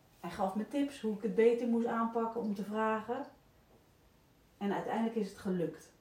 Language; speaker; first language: Dutch; native; Dutch